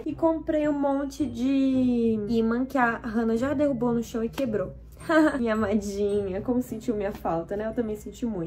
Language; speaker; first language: Portuguese; native; Portuguese